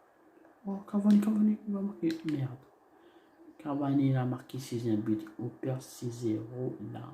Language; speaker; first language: French; non-native, learner; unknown